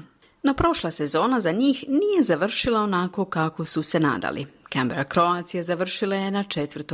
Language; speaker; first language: Croatian; native; Croatian